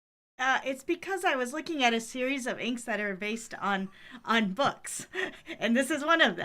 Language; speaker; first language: English; native; English